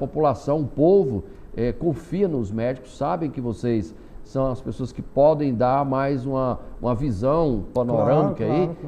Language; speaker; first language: Portuguese; native; Portuguese